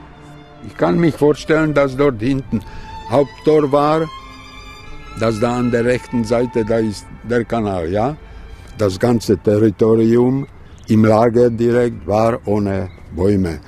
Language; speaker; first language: German; non-native, fluent; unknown